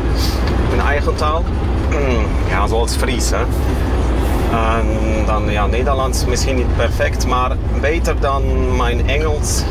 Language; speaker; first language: Dutch; non-native, fluent; Kashubian